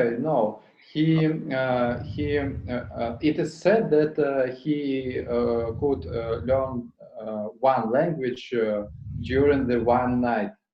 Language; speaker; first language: English; non-native, learner; Russian